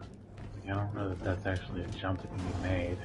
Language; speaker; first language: English; native; English